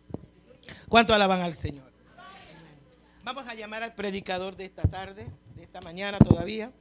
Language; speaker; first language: Spanish; native; Spanish